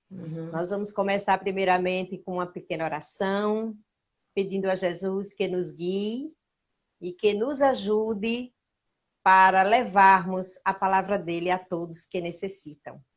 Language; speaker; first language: Portuguese; native; Portuguese